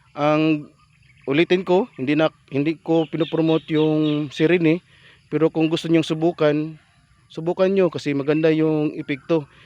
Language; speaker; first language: Filipino; non-native, local second language; Cebuano